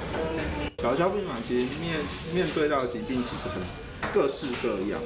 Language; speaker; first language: Chinese; native; Chinese